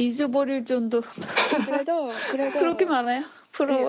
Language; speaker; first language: Korean; non-native, learner; Japanese